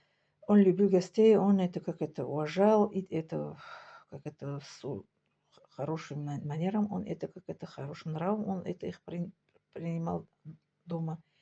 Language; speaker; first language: Russian; non-native, local second language; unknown